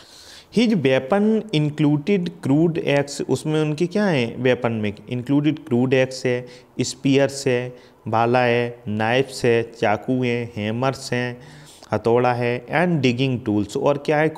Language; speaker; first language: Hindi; native; Hindi